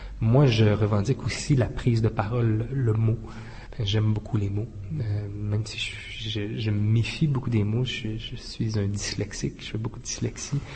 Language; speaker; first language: French; native; French